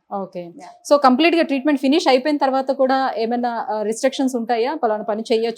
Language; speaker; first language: Telugu; native; Telugu